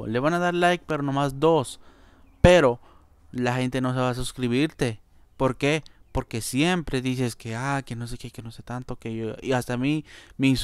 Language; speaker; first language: Spanish; native; Spanish